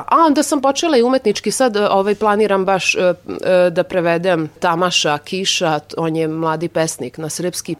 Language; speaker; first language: Serbian; non-native, local second language; Hungarian